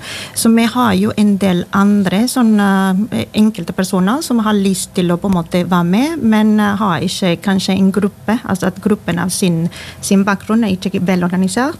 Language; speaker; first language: Norwegian; non-native, fluent; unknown